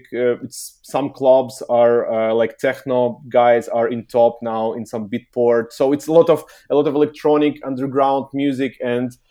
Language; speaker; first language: English; non-native, learner; Ukrainian